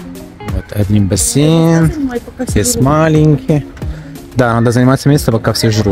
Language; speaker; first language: Russian; non-native, learner; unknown